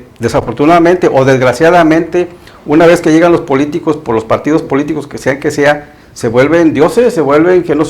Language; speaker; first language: Spanish; native; Spanish